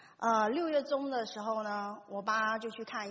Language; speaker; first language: Chinese; native; Chinese